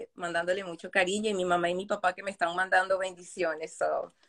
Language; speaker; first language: Spanish; native; Spanish